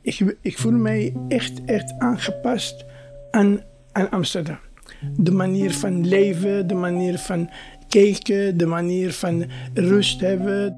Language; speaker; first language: Dutch; non-native, fluent; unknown